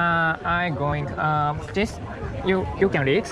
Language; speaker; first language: English; non-native, learner; Japanese